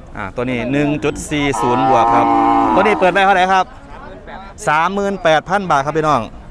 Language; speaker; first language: Thai; native; Thai